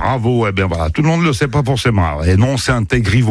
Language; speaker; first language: French; native; French